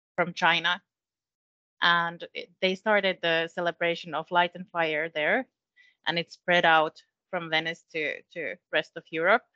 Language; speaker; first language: English; non-native, fluent; Finnish